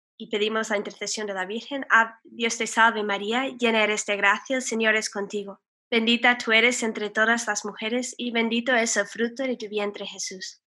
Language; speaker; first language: Spanish; non-native, fluent; English